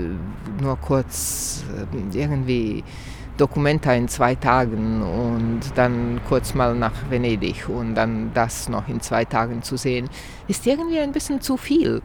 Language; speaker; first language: German; non-native, fluent; Croatian